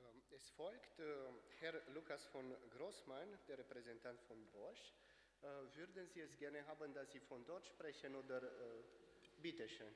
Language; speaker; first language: German; non-native, fluent; Romanian